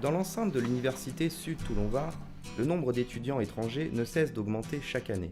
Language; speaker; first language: French; native; French